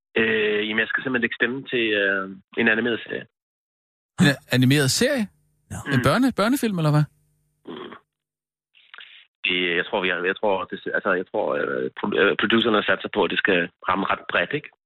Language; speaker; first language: Danish; native; Danish